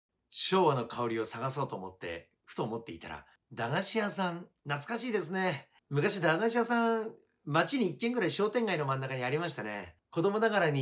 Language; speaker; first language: Japanese; native; Japanese